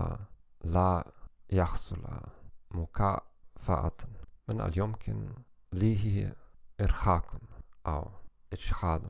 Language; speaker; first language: Arabic; non-native, learner; German